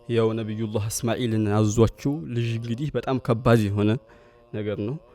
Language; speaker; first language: Amharic; native; Amharic